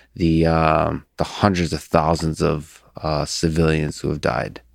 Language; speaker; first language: English; early bilingual, other home language; Russian